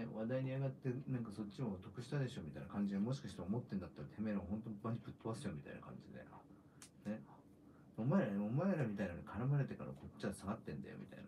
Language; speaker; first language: Japanese; native; Japanese